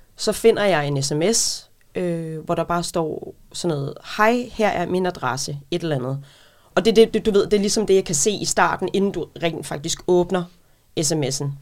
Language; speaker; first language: Danish; native; Danish